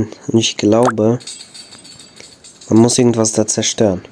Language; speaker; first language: German; native; German